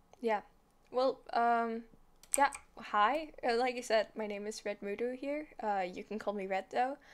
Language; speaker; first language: English; non-native, fluent; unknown